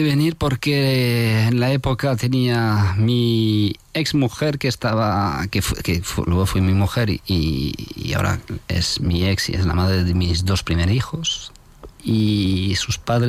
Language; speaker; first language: Spanish; non-native, fluent; French